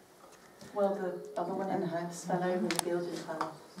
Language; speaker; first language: English; native; English